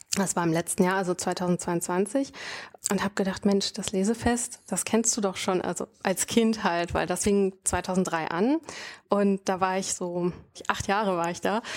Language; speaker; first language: German; native; German